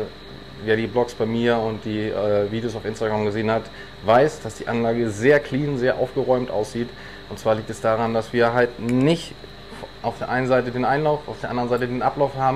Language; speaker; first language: German; native; German